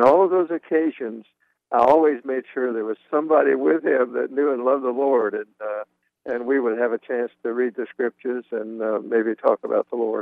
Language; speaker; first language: English; native; English